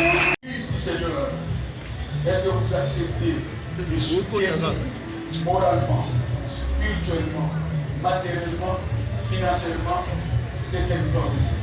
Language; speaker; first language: French; non-native, local second language; Lingala